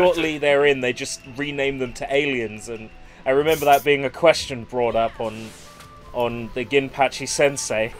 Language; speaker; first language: English; native; English